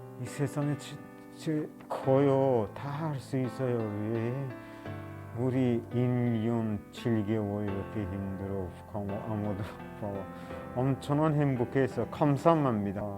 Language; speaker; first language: Korean; non-native, learner; Persian